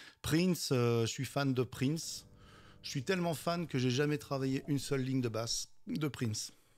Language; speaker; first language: French; native; French